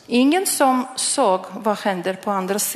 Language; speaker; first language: Swedish; non-native, learner; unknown